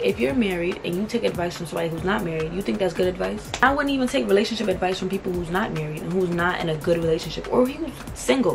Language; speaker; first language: English; native; English